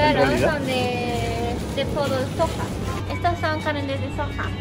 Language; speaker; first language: Spanish; non-native, fluent; Japanese